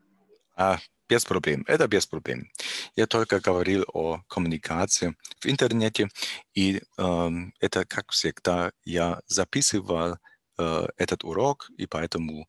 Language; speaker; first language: Russian; non-native, learner; German